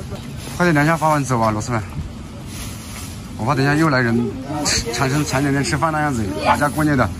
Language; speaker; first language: Chinese; native; Chinese